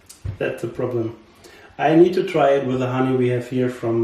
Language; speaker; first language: English; non-native, learner; German